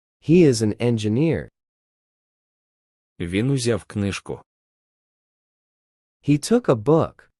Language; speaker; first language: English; non-native, fluent; Ukrainian